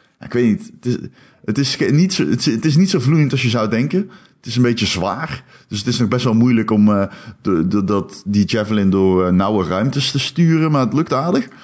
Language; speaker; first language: Dutch; native; Dutch